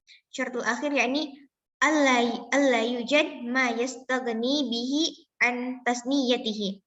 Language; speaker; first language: Arabic; non-native, learner; Indonesian